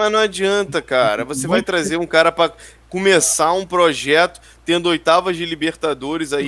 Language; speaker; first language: Portuguese; native; Portuguese